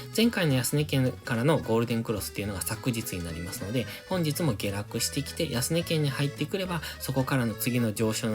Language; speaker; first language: Japanese; native; Japanese